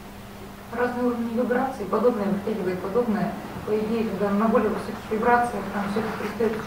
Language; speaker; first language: Russian; native; Russian